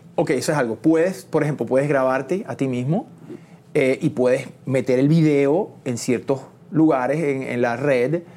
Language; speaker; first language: Spanish; native; Spanish